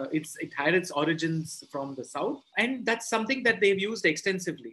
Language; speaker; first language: English; non-native, local second language; Tamil